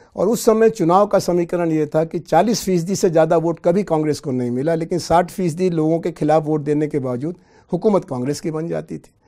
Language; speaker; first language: Hindi; native; Hindi